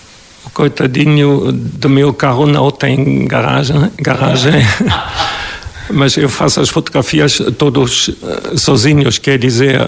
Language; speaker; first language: Portuguese; non-native, fluent; German